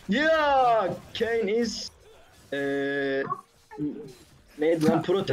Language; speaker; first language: English; non-native, learner; Turkish